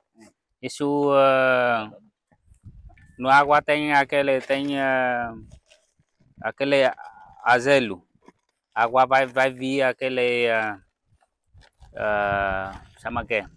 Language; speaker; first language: Portuguese; non-native, learner; Vietnamese